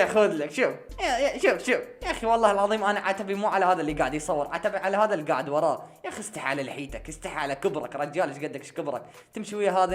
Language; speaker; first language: Arabic; native; Arabic